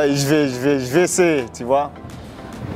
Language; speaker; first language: French; non-native, local second language; Rundi